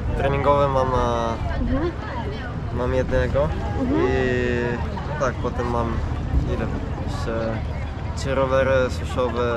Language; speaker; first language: Polish; non-native, fluent; Italian